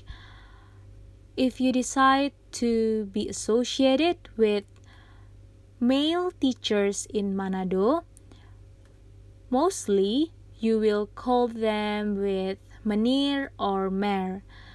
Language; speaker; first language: English; non-native, fluent; Indonesian